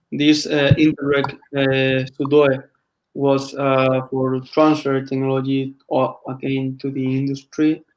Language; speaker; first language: English; non-native, fluent; Spanish